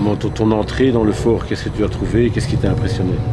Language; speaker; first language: French; native; French